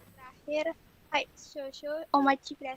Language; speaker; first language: Japanese; non-native, learner; Indonesian